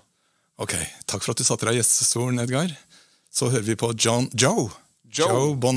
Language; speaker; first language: Norwegian; native; Norwegian